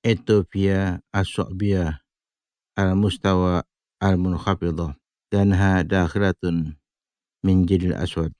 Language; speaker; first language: Arabic; non-native, fluent; Indonesian